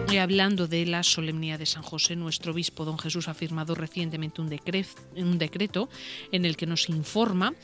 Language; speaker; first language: Spanish; native; Spanish